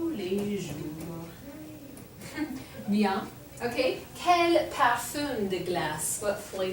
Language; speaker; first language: French; non-native, fluent; English